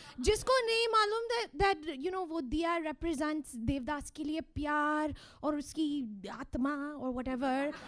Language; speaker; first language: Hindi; early bilingual, heritage; Hindi